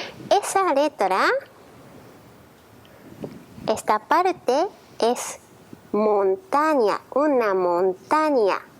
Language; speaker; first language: Spanish; non-native, learner; Japanese